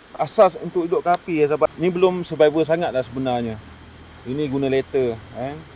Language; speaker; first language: Malay; non-native, local second language; Iban